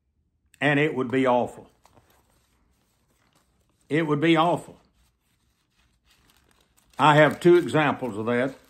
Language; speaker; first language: English; native; English